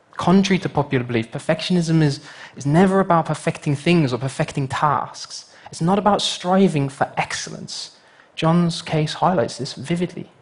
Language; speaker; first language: English; native; English